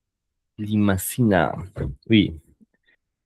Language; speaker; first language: French; non-native, learner; Spanish